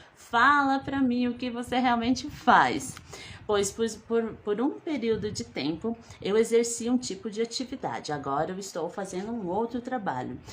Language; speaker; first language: Portuguese; early bilingual, other home language; Guarani